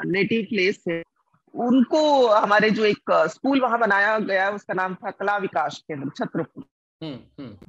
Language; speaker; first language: Hindi; non-native, local second language; Odia